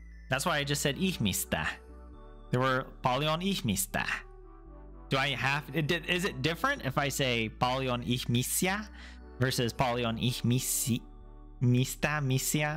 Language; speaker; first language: Finnish; non-native, learner; English